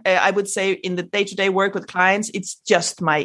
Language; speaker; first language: English; non-native, fluent; Danish